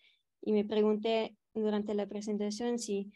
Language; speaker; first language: Spanish; non-native, fluent; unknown